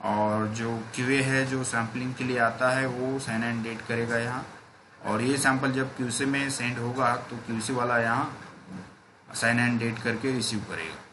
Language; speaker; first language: Hindi; non-native, local second language; Marathi